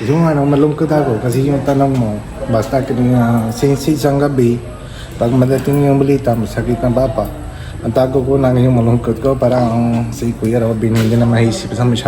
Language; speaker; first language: Filipino; non-native, learner; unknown